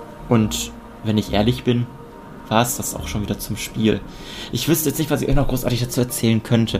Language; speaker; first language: German; native; German